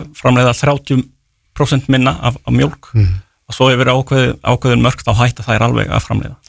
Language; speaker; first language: Icelandic; non-native, fluent; French